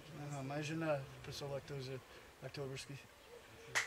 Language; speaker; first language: Russian; non-native, learner; English